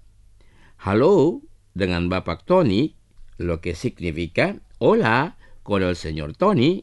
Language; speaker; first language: Spanish; non-native, fluent; Indonesian